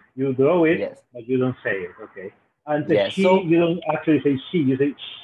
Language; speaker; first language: English; non-native, fluent; Spanish